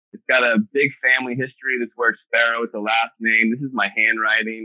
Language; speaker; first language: English; native; English